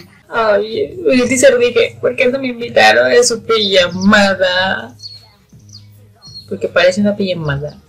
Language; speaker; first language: Spanish; native; Spanish